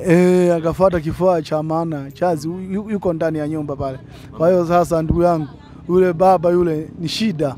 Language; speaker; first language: Swahili; native; Swahili